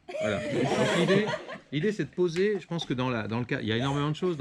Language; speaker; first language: French; native; French